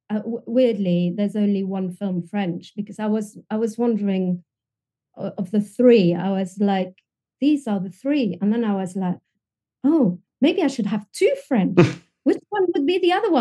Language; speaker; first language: English; non-native, fluent; French